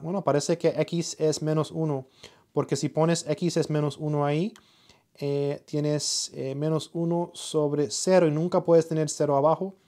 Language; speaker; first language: Spanish; early bilingual, heritage; Spanish